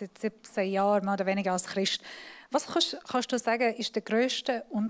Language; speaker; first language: German; non-native, fluent; Persian